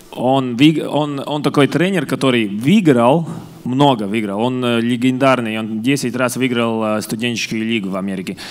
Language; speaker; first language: Russian; non-native, fluent; Latvian